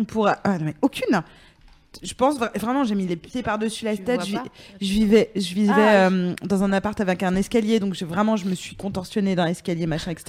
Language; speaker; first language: French; native; French